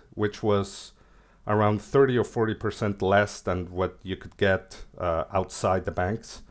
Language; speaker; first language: English; early bilingual, other home language; Spanish